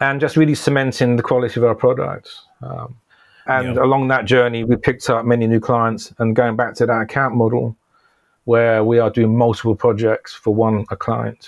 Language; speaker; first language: English; native; English